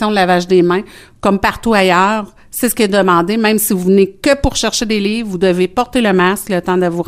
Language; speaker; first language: French; native; French